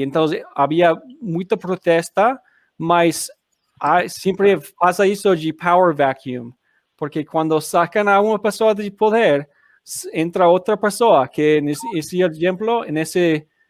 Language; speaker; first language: Portuguese; non-native, learner; English